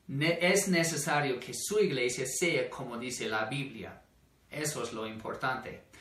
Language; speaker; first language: Spanish; non-native, fluent; English